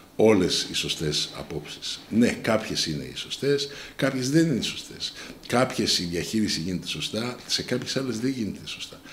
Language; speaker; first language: Greek; native; Greek